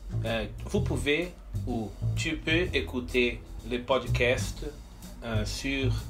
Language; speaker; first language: French; non-native, fluent; Portuguese